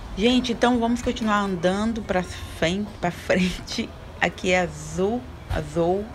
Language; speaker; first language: Portuguese; native; Portuguese